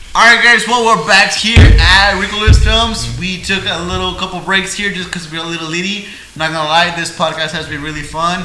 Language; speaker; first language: English; early bilingual, other home language; Spanish